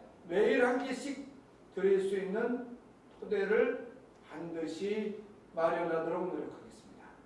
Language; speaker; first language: Korean; native; Korean